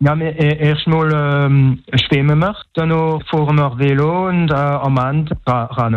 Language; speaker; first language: German; non-native, local second language; French